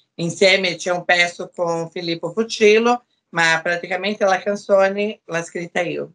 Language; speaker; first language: Italian; non-native, fluent; Portuguese